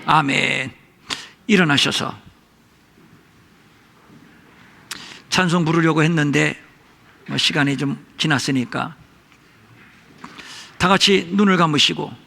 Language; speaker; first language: Korean; native; Korean